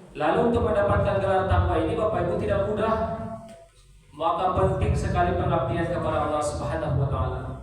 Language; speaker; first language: Indonesian; non-native, local second language; Minangkabau